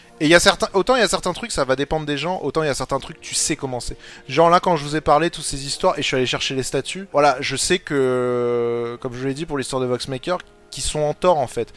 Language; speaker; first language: French; native; French